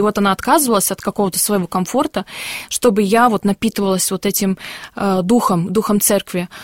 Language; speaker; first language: Russian; early bilingual, heritage; Russian